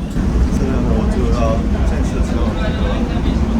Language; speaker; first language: Chinese; native; Chinese